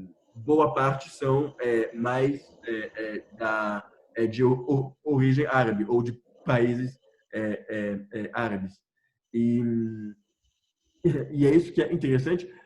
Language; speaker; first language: Portuguese; non-native, fluent; French